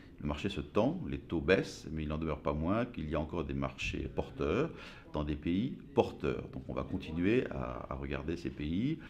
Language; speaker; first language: French; native; French